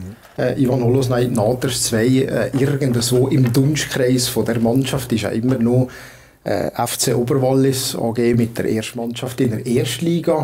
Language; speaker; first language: German; native; German